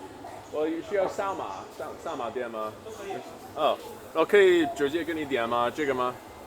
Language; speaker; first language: Chinese; non-native, fluent; English